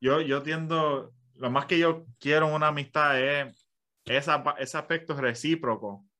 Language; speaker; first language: Spanish; early bilingual, other home language; English